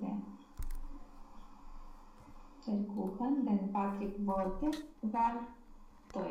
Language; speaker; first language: German; non-native, learner; Romanian